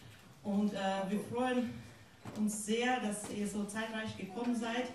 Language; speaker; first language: German; non-native, fluent; Russian